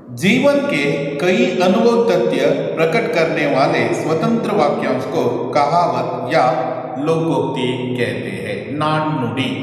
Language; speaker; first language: Hindi; non-native, local second language; Kannada